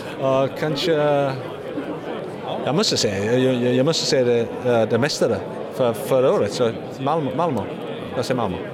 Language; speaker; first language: Swedish; non-native, learner; English